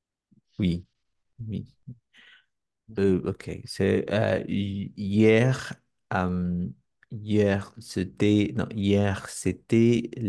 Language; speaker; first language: French; non-native, learner; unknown